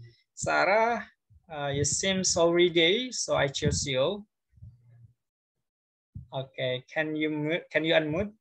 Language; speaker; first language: English; non-native, fluent; Indonesian